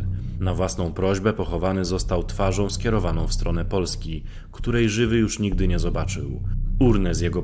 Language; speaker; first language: Polish; native; Polish